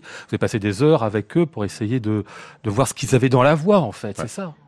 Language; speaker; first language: French; native; French